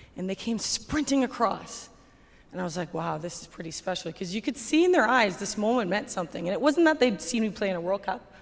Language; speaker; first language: English; native; English